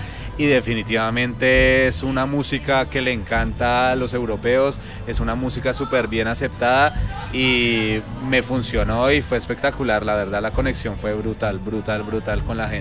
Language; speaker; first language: Spanish; native; Spanish